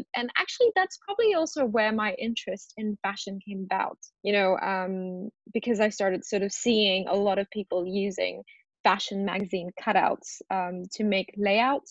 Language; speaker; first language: English; early bilingual, other home language; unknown